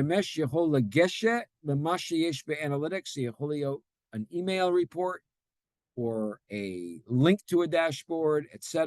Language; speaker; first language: Hebrew; non-native, fluent; English